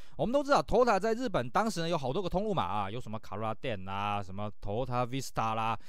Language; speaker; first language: Chinese; native; Chinese